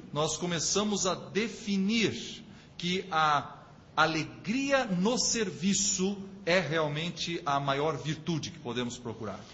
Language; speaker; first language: Portuguese; native; Portuguese